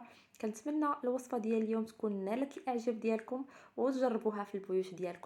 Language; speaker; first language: Arabic; native; Arabic